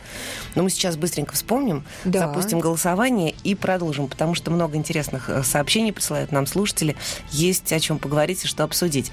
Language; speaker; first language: Russian; native; Russian